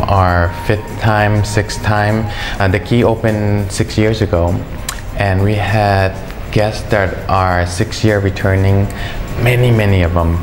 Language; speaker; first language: English; early bilingual, other home language; Thai